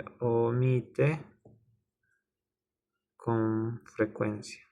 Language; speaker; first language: Spanish; non-native, learner; English